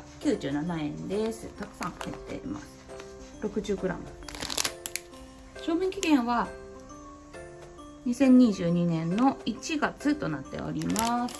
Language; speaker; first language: Japanese; native; Japanese